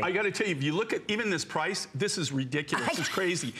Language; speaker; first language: English; native; English